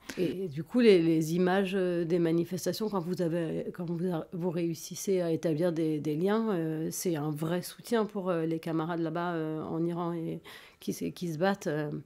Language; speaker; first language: French; native; French